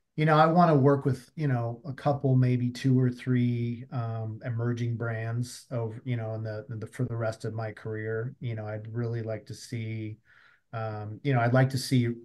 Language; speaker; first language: English; native; English